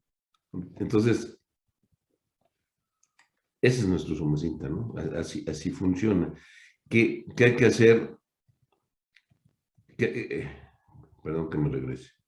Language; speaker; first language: Spanish; native; Spanish